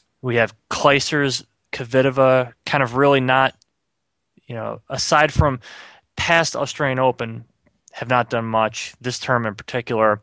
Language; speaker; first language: English; native; English